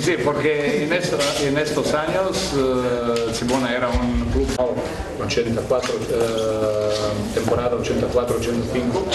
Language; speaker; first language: Spanish; non-native, fluent; Croatian